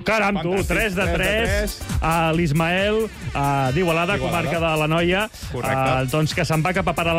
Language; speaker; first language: Catalan; native; Catalan